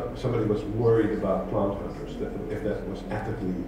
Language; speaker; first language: English; non-native, fluent; Dutch